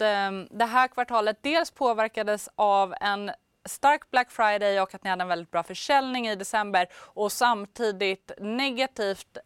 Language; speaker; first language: Swedish; native; Swedish